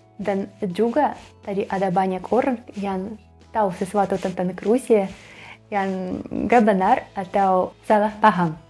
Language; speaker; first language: Indonesian; non-native, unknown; Russian